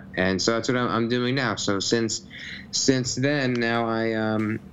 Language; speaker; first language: English; native; English